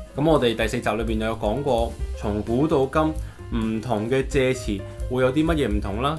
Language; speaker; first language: Cantonese; native; Cantonese